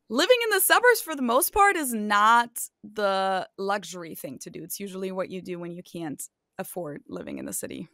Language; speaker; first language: English; non-native, fluent; German